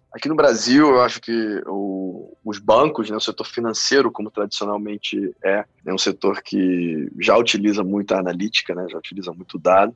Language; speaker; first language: Portuguese; early bilingual, other home language; Spanish